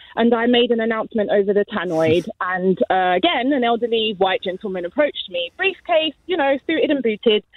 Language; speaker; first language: English; native; English